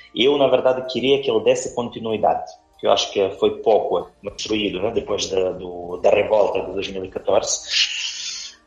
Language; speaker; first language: Portuguese; non-native, fluent; Ukrainian